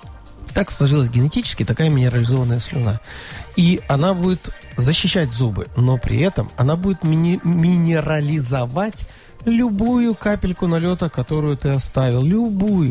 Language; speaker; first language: Russian; native; Russian